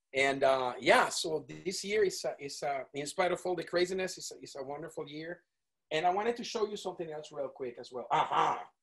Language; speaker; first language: English; non-native, fluent; Spanish